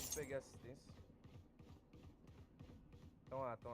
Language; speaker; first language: Portuguese; native; Portuguese